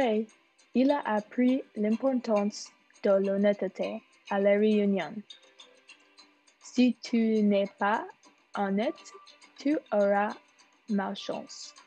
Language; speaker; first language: French; non-native, learner; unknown